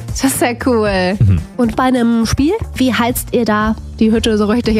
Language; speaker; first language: German; native; German